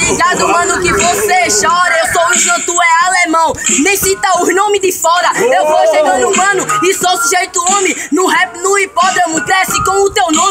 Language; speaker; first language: Portuguese; native; Portuguese